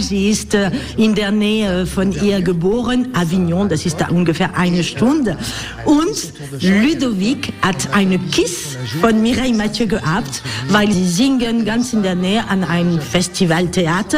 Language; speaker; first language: German; non-native, learner; French